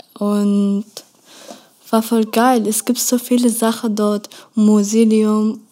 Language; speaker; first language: German; non-native, learner; Kurdish